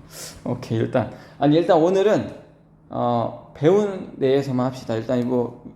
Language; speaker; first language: Korean; native; Korean